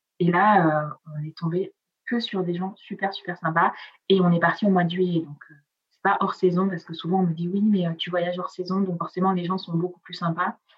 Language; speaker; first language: French; early bilingual, other home language; Italian